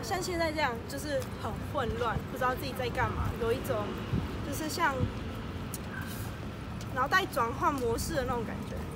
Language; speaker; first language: Chinese; early bilingual, other home language; Spanish